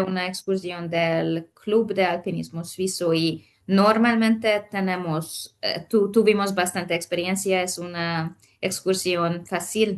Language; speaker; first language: Spanish; non-native, fluent; Hungarian